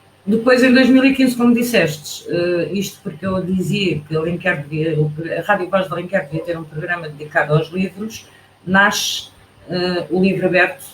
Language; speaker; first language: Portuguese; native; Portuguese